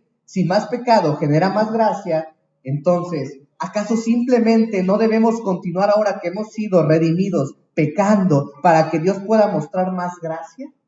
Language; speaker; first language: Spanish; native; Spanish